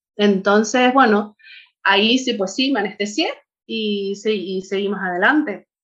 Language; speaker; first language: Spanish; native; Spanish